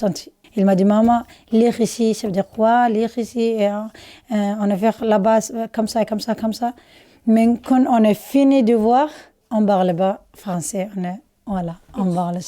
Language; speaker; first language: French; non-native, learner; Somali